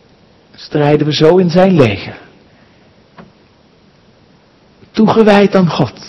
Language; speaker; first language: Dutch; native; Dutch